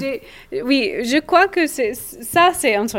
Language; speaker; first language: French; non-native, learner; English